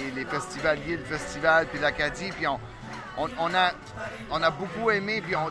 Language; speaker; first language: French; native; French